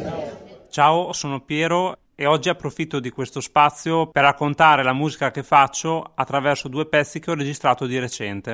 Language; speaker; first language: Italian; native; Italian